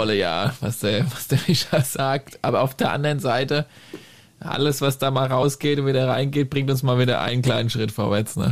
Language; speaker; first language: German; native; German